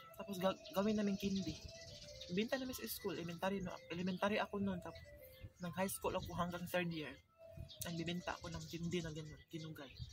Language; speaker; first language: Filipino; non-native, local second language; Cebuano